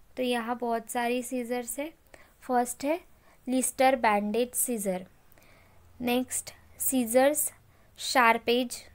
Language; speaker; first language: Hindi; non-native, local second language; Marathi